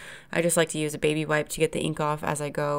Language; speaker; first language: English; native; English